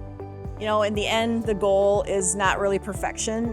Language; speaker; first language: English; native; English